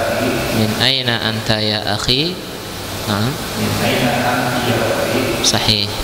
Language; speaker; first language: Arabic; non-native, fluent; Indonesian